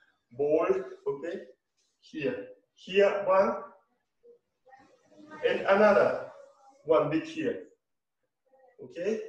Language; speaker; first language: English; non-native, learner; Russian